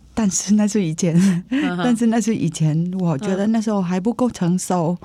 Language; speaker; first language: Chinese; non-native, fluent; Vietnamese